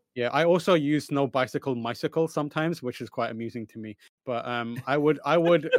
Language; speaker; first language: English; native; English